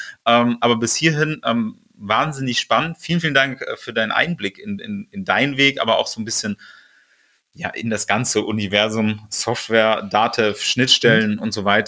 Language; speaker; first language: German; native; German